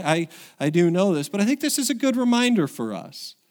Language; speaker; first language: English; native; English